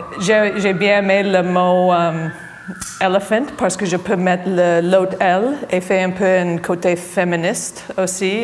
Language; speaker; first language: French; non-native, fluent; English